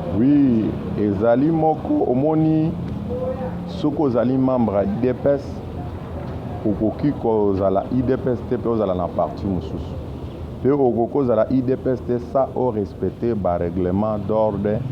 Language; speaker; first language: Lingala; native; Lingala